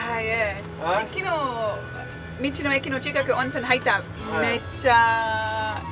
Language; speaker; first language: Japanese; non-native, learner; English